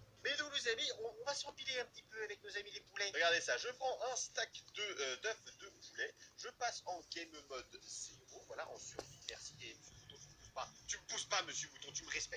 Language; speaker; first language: French; native; French